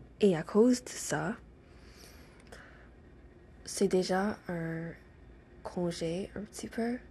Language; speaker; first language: French; non-native, learner; English